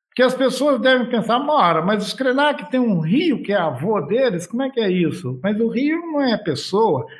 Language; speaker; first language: Portuguese; native; Portuguese